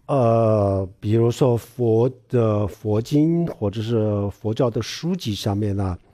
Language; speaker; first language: Chinese; non-native, local second language; Tibetan